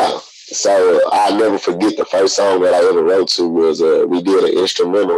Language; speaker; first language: English; native; English